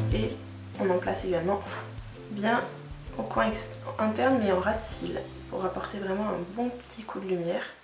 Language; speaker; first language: French; native; French